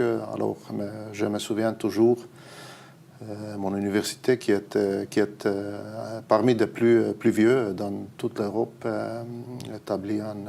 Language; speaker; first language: French; non-native, fluent; Estonian